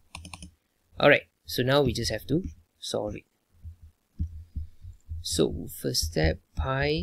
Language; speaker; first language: English; non-native, local second language; Malay